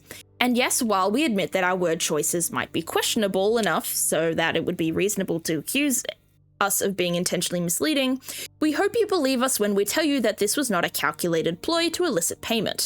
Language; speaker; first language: English; native; English